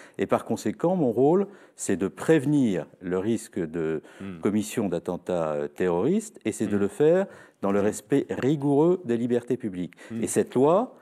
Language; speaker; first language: French; native; French